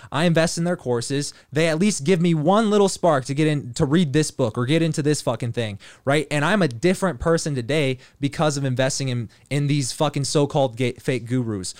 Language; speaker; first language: English; native; English